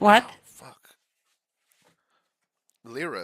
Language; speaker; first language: English; native; English